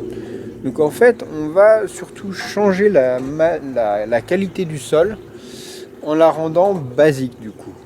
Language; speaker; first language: French; native; French